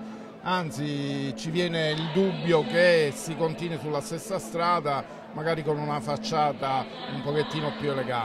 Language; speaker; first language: Italian; native; Italian